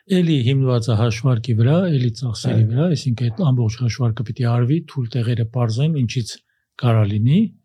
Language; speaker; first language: Armenian; native; Armenian